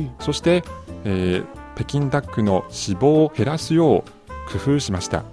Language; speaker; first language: Japanese; non-native, fluent; Chinese